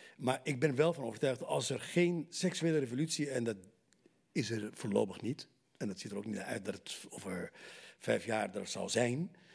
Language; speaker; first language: Dutch; non-native, fluent; Arabic